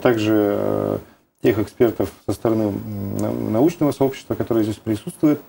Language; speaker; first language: Russian; native; Russian